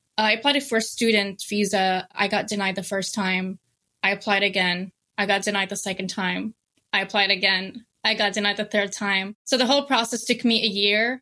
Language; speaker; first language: English; non-native, fluent; Arabic